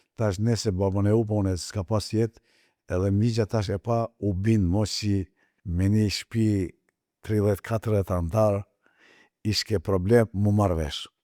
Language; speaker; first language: Albanian; non-native, local second language; Turkish